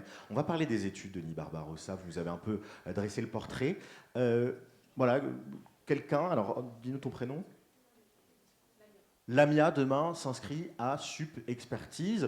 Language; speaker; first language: French; native; French